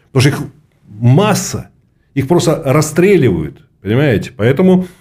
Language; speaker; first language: Russian; native; Russian